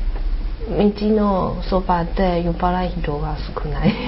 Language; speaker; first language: Japanese; non-native, learner; Chinese